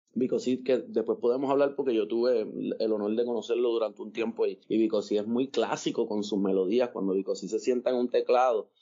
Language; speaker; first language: Spanish; native; Spanish